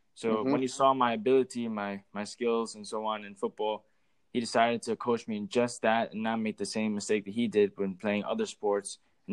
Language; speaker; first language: English; native; English